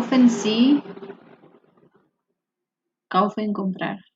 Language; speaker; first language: German; non-native, fluent; Spanish